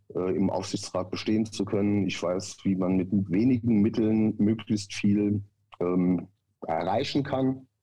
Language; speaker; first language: German; native; German